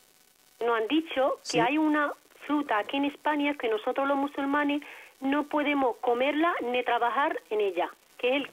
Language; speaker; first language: Spanish; non-native, fluent; Arabic